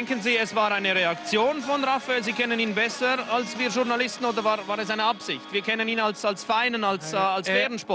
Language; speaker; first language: German; native; German